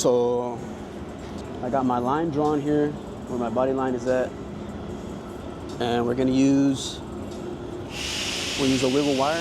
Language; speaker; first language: English; native; English